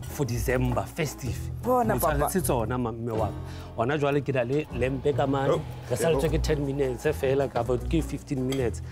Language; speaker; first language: English; non-native, local second language; Southern Sotho